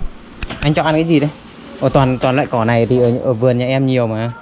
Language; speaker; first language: Vietnamese; native; Vietnamese